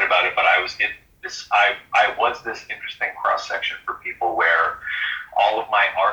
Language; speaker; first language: English; native; English